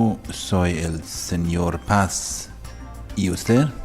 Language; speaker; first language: Spanish; non-native, learner; Danish